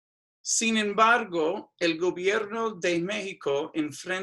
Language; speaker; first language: Spanish; non-native, fluent; English